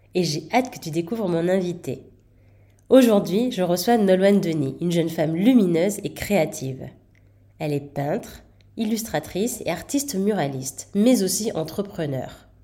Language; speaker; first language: French; native; French